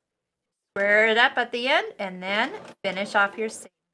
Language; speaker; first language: English; native; English